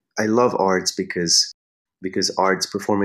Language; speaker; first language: English; non-native, fluent; Hungarian